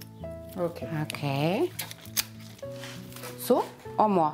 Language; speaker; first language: French; non-native, learner; German